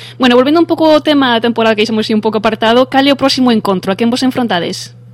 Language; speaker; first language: Galician; native; Galician